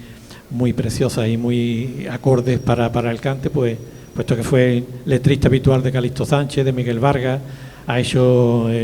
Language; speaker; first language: Spanish; native; Spanish